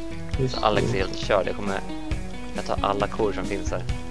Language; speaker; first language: Swedish; native; Swedish